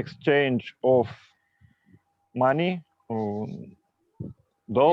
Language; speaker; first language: English; non-native, local second language; Russian